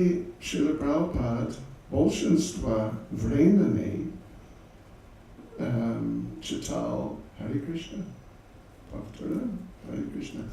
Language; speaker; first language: Russian; non-native, learner; English